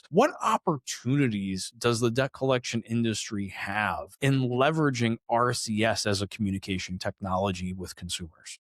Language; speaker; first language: English; native; English